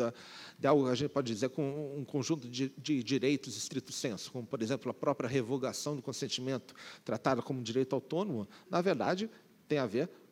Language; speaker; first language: Portuguese; native; Portuguese